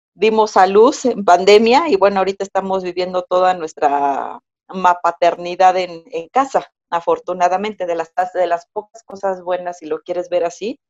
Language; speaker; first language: Spanish; native; Spanish